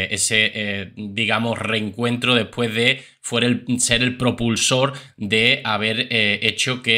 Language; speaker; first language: Spanish; native; Spanish